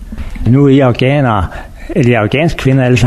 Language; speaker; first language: Danish; native; Danish